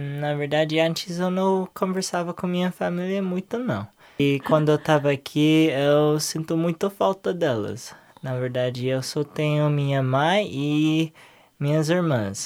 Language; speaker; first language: Portuguese; non-native, learner; English